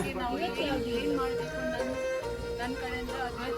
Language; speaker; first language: Kannada; non-native, local second language; Tibetan